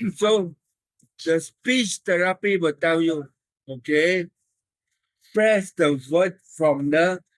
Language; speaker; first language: English; non-native, local second language; Malay